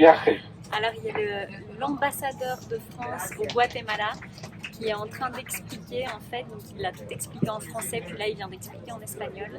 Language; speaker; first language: French; native; French